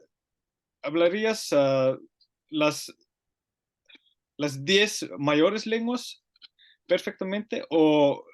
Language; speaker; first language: Spanish; non-native, learner; Finnish